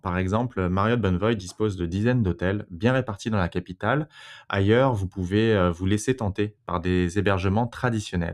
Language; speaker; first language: French; native; French